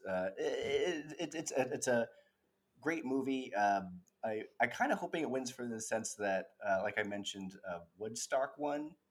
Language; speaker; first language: English; native; English